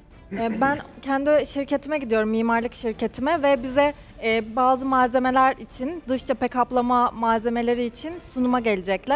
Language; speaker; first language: Turkish; native; Turkish